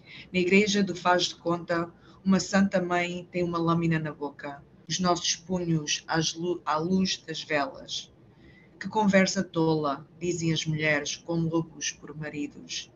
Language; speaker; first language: Portuguese; early bilingual, heritage; Portuguese